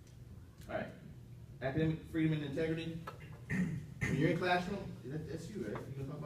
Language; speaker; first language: English; native; English